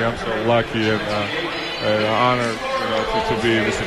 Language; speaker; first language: English; non-native, fluent; Georgian